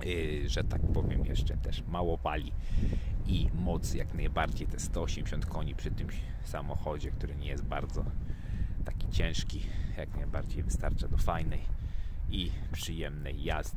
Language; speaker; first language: Polish; native; Polish